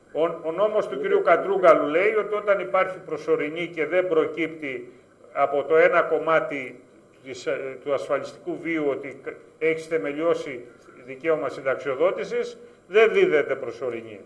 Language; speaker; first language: Greek; native; Greek